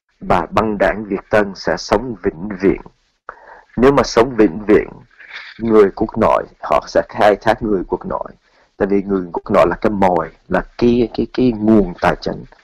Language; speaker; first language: Vietnamese; early bilingual, heritage; Vietnamese